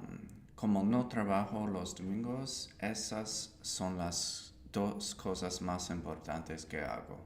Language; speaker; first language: Spanish; non-native, learner; English